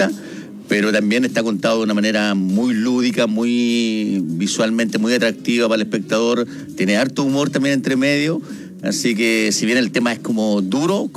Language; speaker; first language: Spanish; native; Spanish